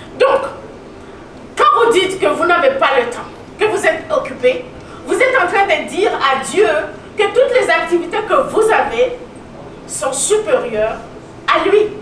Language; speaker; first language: French; native; French